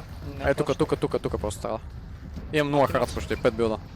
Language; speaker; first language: Bulgarian; native; Bulgarian